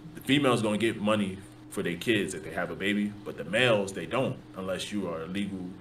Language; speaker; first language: English; native; English